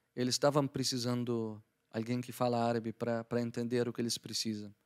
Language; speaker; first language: Portuguese; non-native, fluent; Arabic